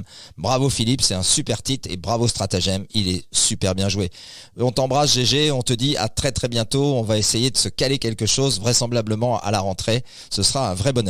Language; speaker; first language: French; native; French